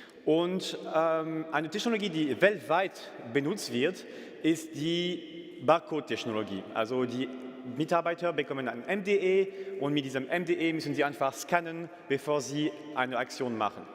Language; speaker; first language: German; non-native, fluent; French